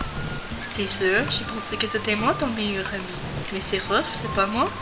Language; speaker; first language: French; non-native, learner; English